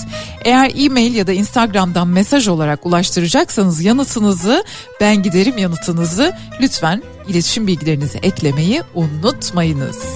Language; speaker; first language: Turkish; native; Turkish